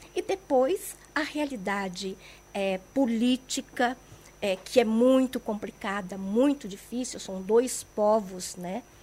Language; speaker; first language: Portuguese; native; Portuguese